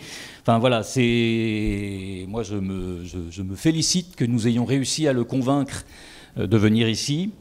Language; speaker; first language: French; native; French